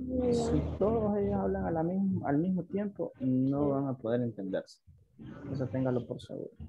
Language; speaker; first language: Spanish; native; Spanish